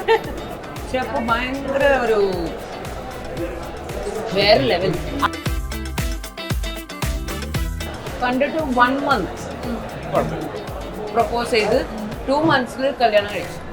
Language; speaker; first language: Malayalam; non-native, fluent; Tamil